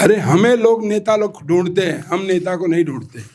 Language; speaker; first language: Hindi; non-native, local second language; Marathi